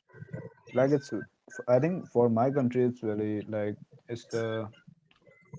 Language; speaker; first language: English; non-native, local second language; Hindi